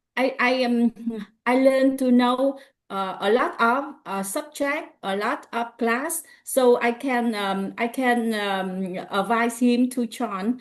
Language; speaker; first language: English; non-native, learner; Vietnamese